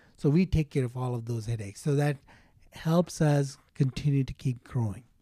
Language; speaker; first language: English; non-native, local second language; Telugu